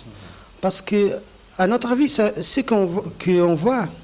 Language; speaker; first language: French; non-native, fluent; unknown